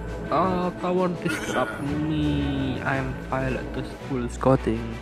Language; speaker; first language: English; non-native, learner; Indonesian